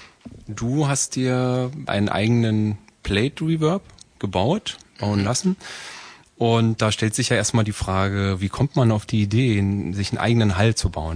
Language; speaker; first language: German; native; German